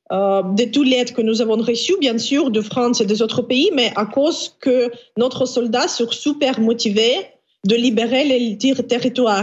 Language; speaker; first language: French; non-native, fluent; Ukrainian